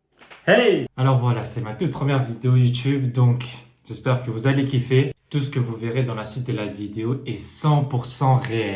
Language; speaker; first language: French; native; French